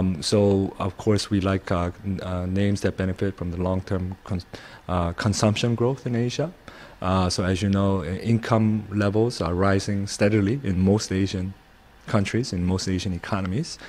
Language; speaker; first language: English; non-native, fluent; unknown